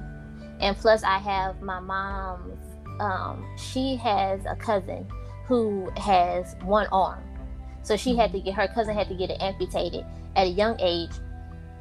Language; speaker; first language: English; native; English